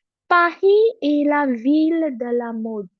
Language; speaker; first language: French; non-native, fluent; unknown